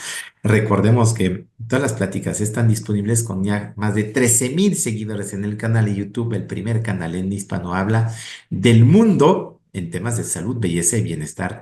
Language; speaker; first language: Spanish; native; Spanish